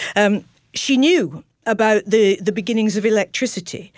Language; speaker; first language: English; native; English